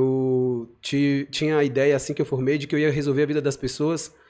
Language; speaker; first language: Portuguese; native; Portuguese